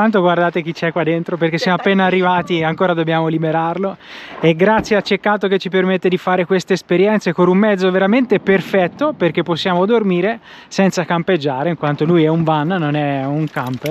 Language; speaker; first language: Italian; native; Italian